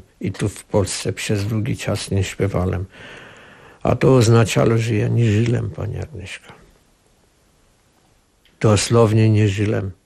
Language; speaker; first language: Polish; non-native, learner; Armenian